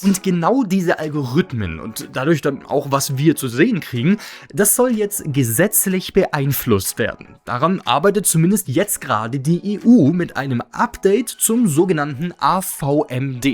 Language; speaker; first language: German; native; German